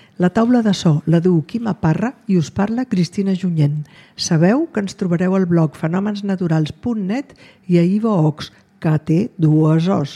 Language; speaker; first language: Catalan; native; Catalan